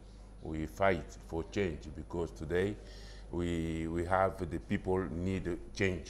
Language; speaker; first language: English; non-native, learner; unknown